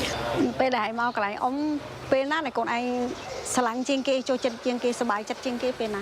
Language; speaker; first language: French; non-native, fluent; Khmer